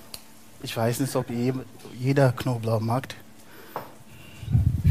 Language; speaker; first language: German; non-native, fluent; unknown